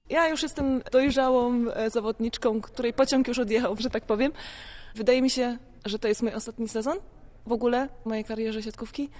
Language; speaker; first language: Polish; native; Polish